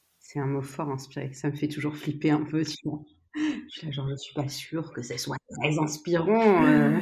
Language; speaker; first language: French; native; French